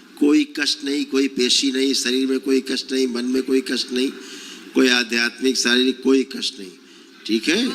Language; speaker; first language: Hindi; native; Hindi